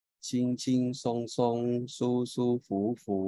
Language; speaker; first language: Chinese; non-native, fluent; Thai